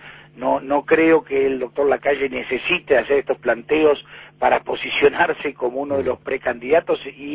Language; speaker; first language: Spanish; native; Spanish